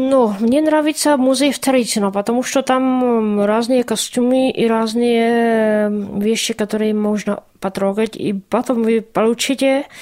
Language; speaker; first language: Russian; non-native, learner; Czech